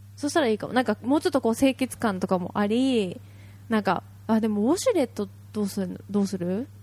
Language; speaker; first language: Japanese; native; Japanese